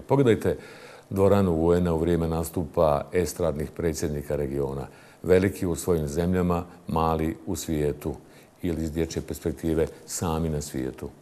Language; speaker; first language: Bosnian; native; Bosnian